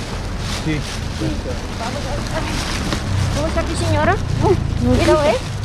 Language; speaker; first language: Spanish; non-native, learner; Filipino